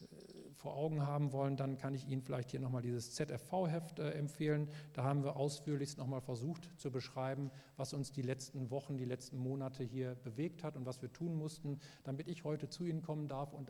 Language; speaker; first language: German; native; German